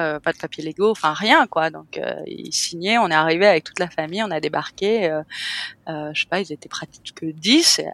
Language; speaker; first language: French; native; French